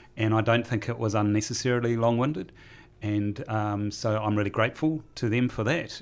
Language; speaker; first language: English; native; English